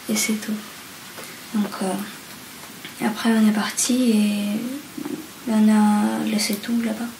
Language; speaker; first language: French; non-native, fluent; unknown